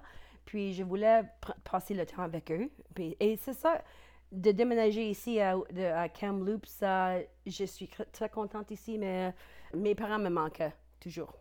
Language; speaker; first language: French; non-native, local second language; English